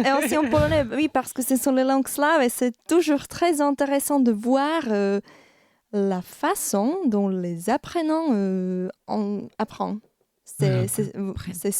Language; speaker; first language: French; non-native, fluent; Slovak